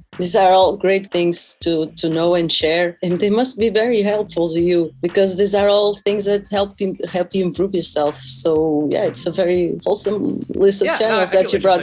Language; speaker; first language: English; non-native, fluent; Portuguese